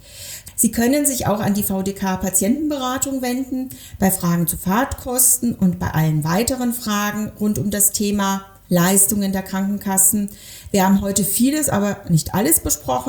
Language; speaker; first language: German; native; German